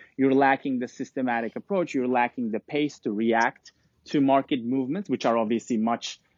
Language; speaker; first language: English; non-native, fluent; Turkish